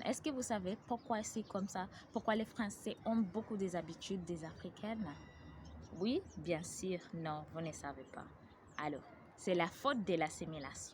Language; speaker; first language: French; non-native, learner; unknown